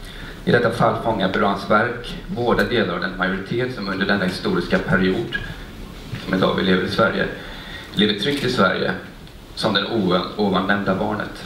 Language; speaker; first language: Swedish; native; Swedish